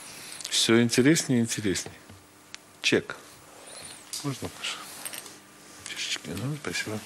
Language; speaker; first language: Russian; native; Russian